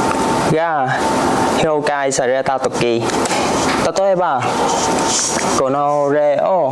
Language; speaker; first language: Japanese; non-native, learner; Vietnamese